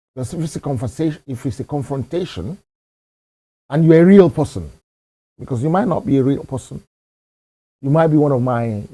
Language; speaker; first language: English; non-native, local second language; Yoruba